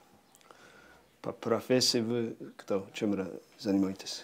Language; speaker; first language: Russian; non-native, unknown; English